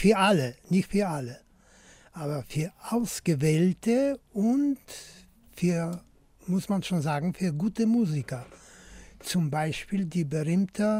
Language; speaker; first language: German; non-native, fluent; Polish